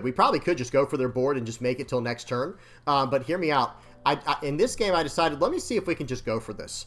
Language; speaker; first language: English; native; English